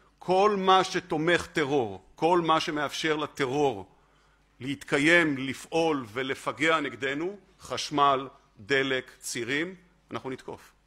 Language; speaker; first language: Hebrew; native; Hebrew